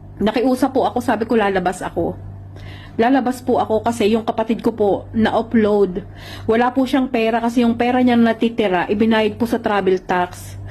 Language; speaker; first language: Filipino; native; Filipino